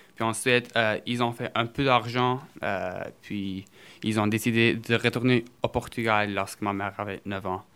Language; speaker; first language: French; early bilingual, other home language; Portuguese